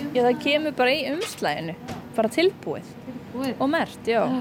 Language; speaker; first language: Icelandic; native; Icelandic